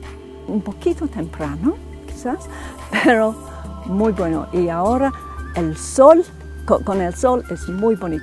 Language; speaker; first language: Spanish; non-native, fluent; English